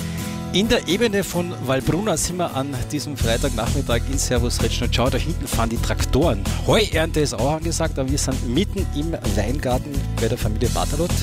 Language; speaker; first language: German; native; German